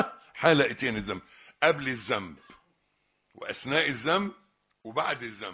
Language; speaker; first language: Arabic; native; Arabic